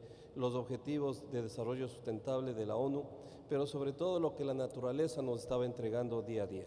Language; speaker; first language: Spanish; native; Spanish